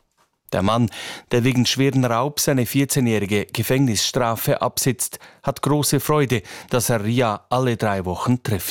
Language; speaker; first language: German; native; German